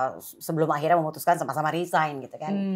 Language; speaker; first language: Indonesian; native; Indonesian